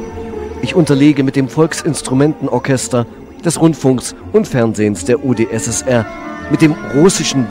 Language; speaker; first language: German; native; German